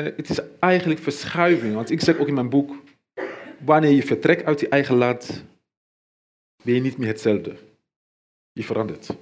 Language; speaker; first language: Dutch; non-native, fluent; Mandingo